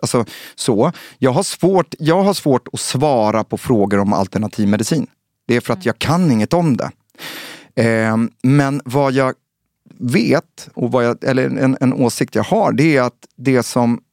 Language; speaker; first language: Swedish; native; Swedish